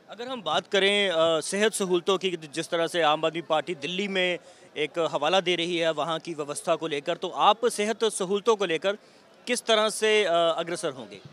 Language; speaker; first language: Hindi; non-native, local second language; Punjabi